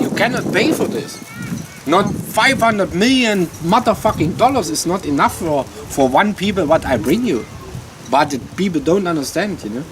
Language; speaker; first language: English; non-native, learner; German